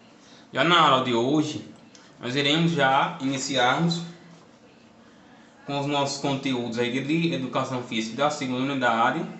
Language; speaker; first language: Portuguese; native; Portuguese